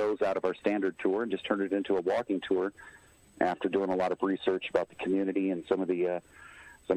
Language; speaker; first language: English; native; English